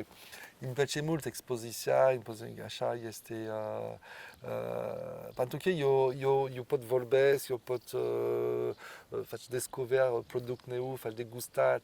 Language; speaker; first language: Romanian; non-native, learner; French